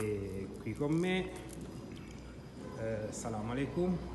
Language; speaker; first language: Italian; non-native, learner; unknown